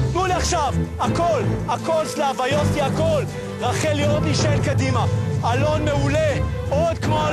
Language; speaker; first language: Hebrew; native; Hebrew